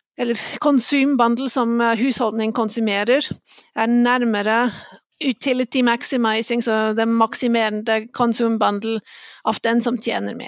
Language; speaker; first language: Norwegian; non-native, fluent; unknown